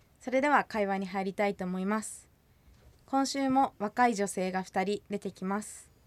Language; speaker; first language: Japanese; native; Japanese